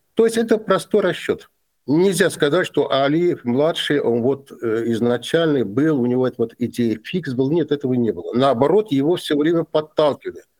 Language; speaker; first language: Russian; non-native, local second language; Azerbaijani